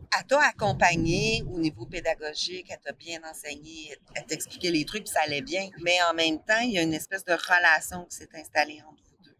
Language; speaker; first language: French; native; French